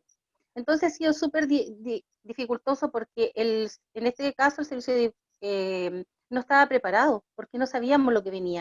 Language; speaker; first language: Spanish; native; Spanish